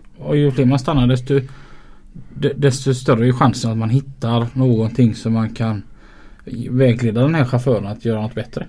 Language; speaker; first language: Swedish; native; Swedish